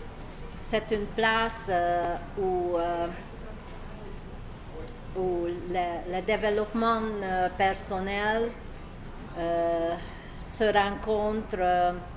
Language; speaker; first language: French; non-native, learner; Hungarian